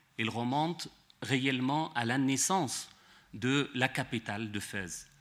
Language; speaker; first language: French; non-native, local second language; Arabic